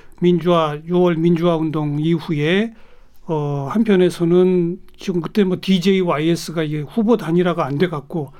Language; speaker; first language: Korean; native; Korean